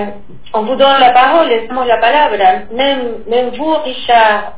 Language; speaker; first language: French; non-native, fluent; Spanish